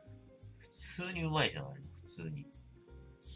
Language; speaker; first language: Japanese; native; Japanese